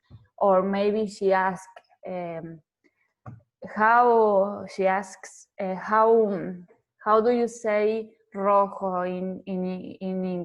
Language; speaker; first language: English; non-native, fluent; Spanish